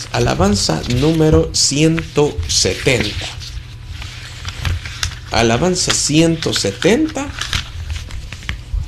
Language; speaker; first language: Spanish; native; Spanish